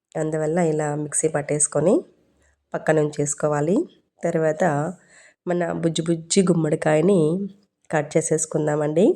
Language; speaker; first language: Telugu; non-native, local second language; Urdu